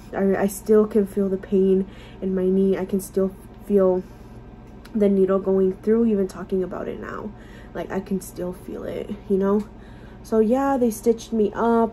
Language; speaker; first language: English; early bilingual, other home language; Spanish